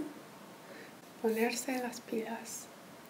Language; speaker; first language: Spanish; non-native, fluent; English